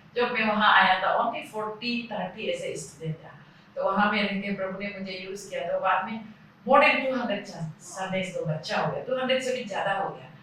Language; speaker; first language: Hindi; non-native, local second language; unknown